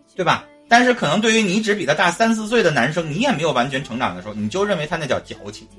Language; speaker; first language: Chinese; native; Chinese